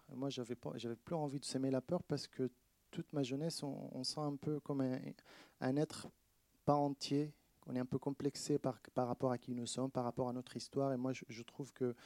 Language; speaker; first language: French; non-native, fluent; Arabic